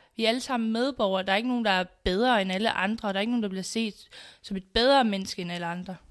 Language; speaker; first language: Danish; early bilingual, other home language; Central Kurdish